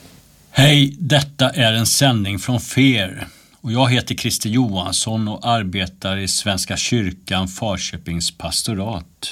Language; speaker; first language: Swedish; native; Swedish